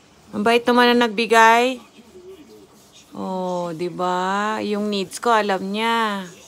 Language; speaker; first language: Filipino; native; Filipino